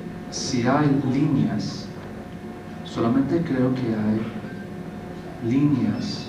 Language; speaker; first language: Spanish; non-native, fluent; English